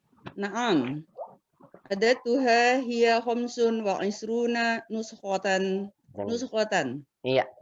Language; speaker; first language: Arabic; non-native, learner; Indonesian